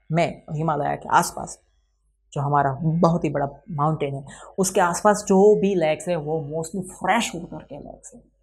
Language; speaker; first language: Hindi; non-native, local second language; Gujarati